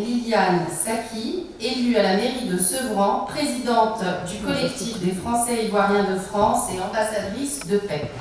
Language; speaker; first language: French; native; French